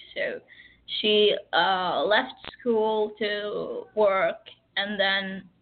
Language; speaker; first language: English; early bilingual, other home language; Arabic